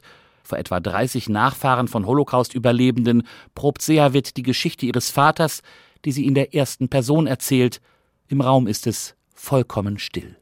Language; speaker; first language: German; native; German